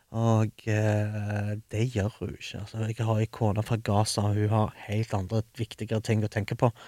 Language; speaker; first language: Norwegian; early bilingual, other home language; Arabic